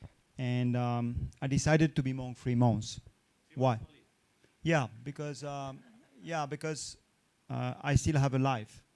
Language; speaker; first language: English; non-native, fluent; French